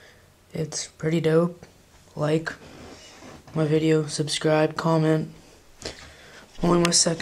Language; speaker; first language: English; native; English